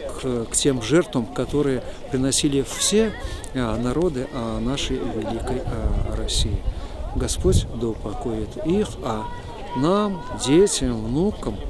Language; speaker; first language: Russian; native; Russian